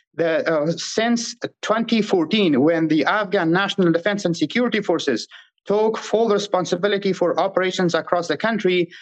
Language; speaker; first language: English; non-native, fluent; Pashto